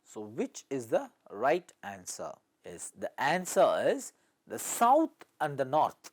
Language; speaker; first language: English; non-native, local second language; Tamil